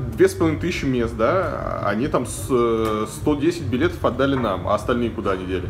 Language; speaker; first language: Russian; native; Russian